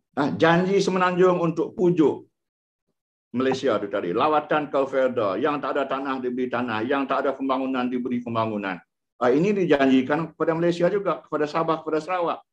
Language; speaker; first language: Malay; non-native, local second language; Iban